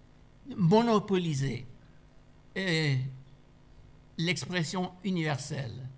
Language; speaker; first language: French; non-native, fluent; German